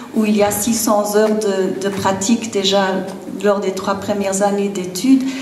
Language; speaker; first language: French; non-native, fluent; German